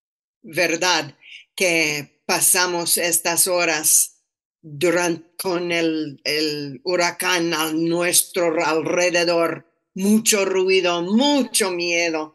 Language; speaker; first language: Spanish; non-native, fluent; English